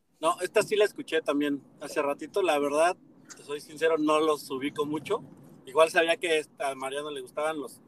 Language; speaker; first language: Spanish; native; Spanish